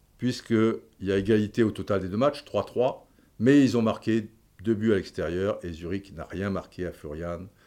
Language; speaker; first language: French; native; French